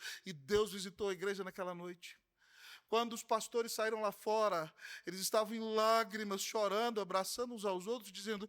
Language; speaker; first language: Portuguese; native; Portuguese